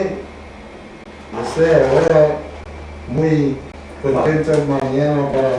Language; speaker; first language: Spanish; non-native, learner; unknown